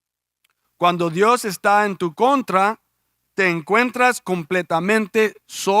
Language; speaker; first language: Spanish; early bilingual, heritage; Spanish